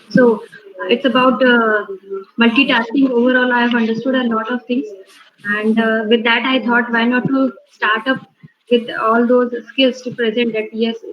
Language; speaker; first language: English; non-native, local second language; Gujarati